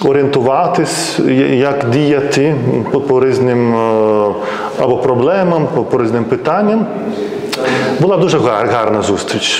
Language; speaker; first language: Ukrainian; non-native, fluent; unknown